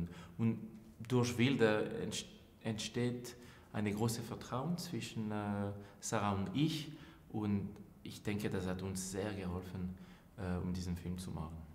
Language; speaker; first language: German; non-native, local second language; French